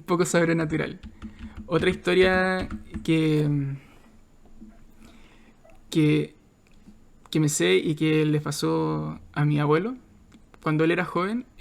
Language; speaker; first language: Spanish; native; Spanish